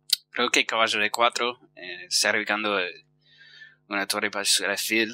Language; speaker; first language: Spanish; non-native, fluent; English